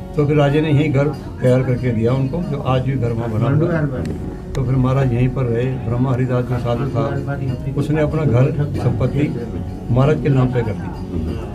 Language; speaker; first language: Hindi; non-native, local second language; Punjabi